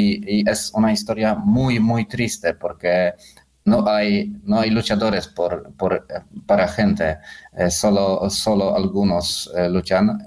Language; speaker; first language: Spanish; non-native, learner; Polish